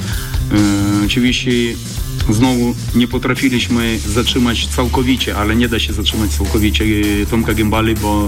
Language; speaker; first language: Polish; non-native, fluent; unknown